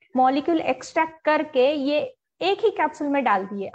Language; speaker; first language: Hindi; non-native, local second language; Marathi